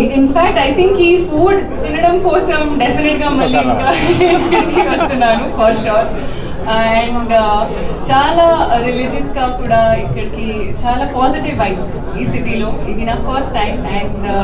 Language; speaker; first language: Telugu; non-native, learner; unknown